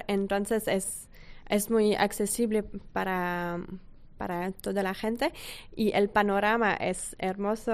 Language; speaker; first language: Spanish; non-native, fluent; French